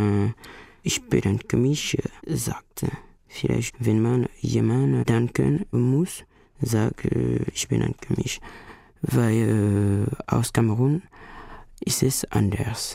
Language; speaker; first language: German; non-native, learner; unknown